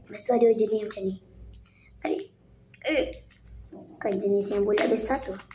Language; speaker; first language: Malay; native; Malay